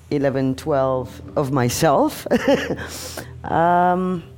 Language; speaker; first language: English; non-native, fluent; Turkish